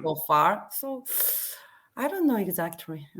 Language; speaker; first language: English; non-native, learner; Korean